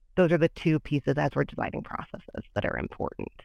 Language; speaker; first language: English; native; English